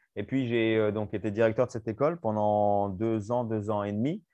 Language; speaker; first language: French; native; French